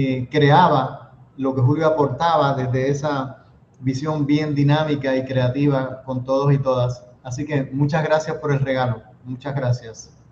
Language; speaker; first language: Spanish; native; Spanish